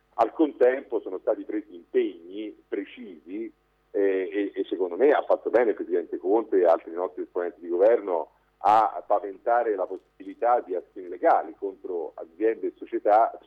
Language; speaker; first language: Italian; native; Italian